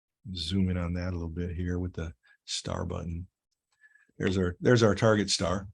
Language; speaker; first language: English; native; English